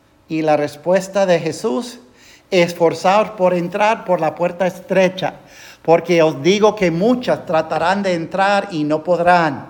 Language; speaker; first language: Spanish; non-native, fluent; English